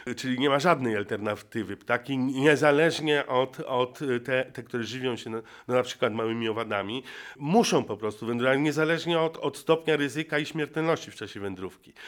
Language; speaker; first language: Polish; native; Polish